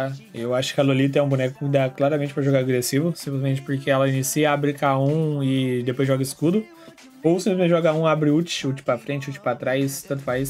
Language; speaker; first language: Portuguese; native; Portuguese